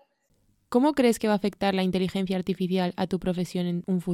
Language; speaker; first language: Spanish; native; Spanish